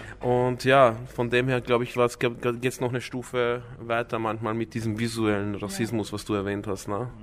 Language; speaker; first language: German; early bilingual, other home language; Croatian